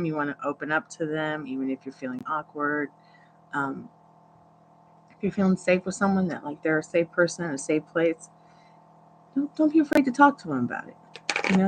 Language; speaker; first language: English; native; English